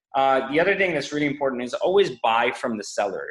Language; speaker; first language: English; non-native, fluent; French